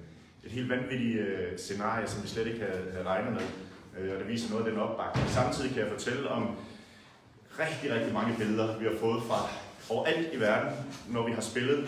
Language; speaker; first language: Danish; native; Danish